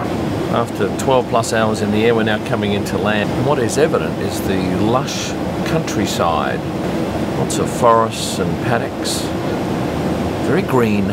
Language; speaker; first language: English; native; English